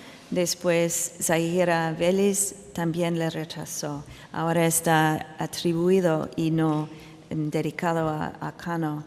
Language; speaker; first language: Spanish; non-native, fluent; English